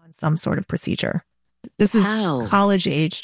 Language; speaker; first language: English; native; English